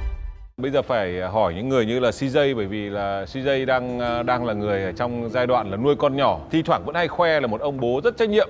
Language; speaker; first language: Vietnamese; native; Vietnamese